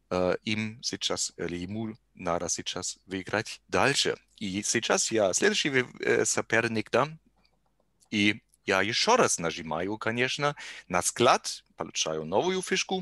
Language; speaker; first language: Russian; non-native, learner; German